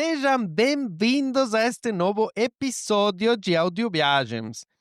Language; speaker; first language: Portuguese; non-native, learner; Spanish